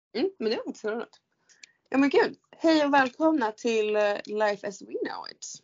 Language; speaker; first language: Swedish; native; Swedish